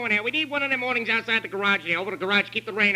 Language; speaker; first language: English; native; English